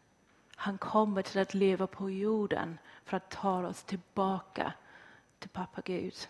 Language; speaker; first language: Swedish; non-native, fluent; English